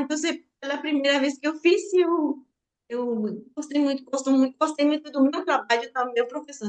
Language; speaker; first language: Portuguese; non-native, learner; Spanish